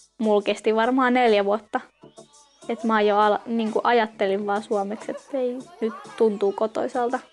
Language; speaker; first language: Finnish; early bilingual, other home language; Central Kurdish